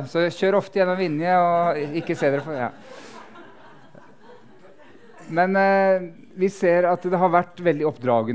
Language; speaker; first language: Norwegian; native; Norwegian